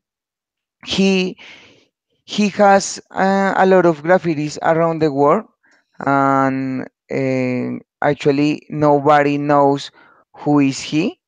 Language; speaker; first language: English; non-native, learner; Spanish